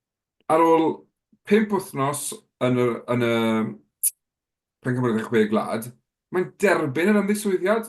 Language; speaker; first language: Welsh; native; Welsh